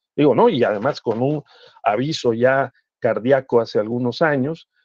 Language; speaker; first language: Spanish; native; Spanish